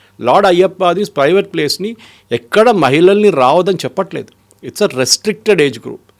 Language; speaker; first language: Telugu; non-native, fluent; Malayalam